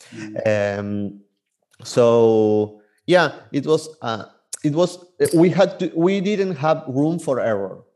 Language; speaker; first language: English; non-native, fluent; Spanish